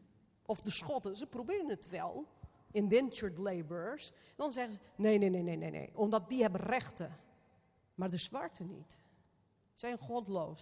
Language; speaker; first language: Dutch; non-native, fluent; Portuguese